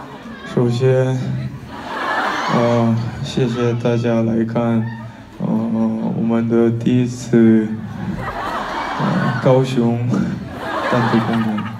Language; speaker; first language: Chinese; non-native, fluent; Korean